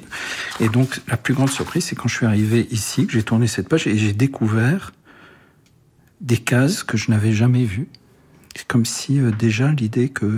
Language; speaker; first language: French; native; French